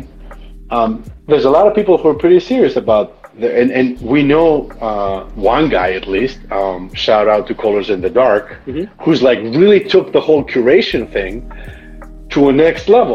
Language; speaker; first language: English; non-native, fluent; Greek